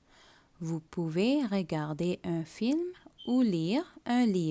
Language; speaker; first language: French; non-native, fluent; Tamil